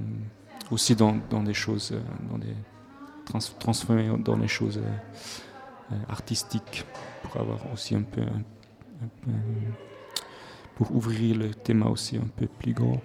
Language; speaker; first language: French; non-native, local second language; Swiss German